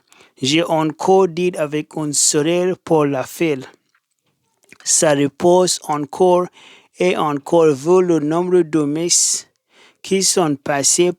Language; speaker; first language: French; non-native, learner; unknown